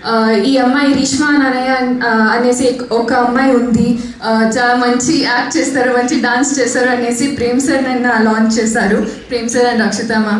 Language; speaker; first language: Telugu; non-native, learner; Kannada